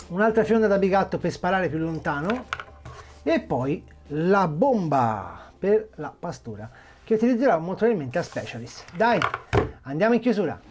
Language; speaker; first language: Italian; native; Italian